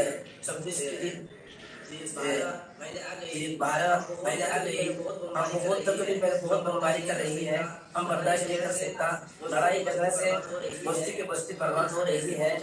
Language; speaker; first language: Hindi; non-native, learner; Rohingya